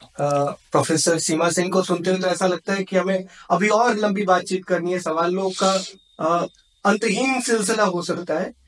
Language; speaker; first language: Hindi; native; Hindi